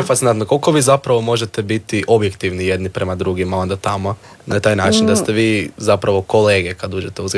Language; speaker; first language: Serbian; native; Serbian